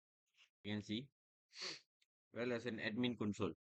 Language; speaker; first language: English; non-native, local second language; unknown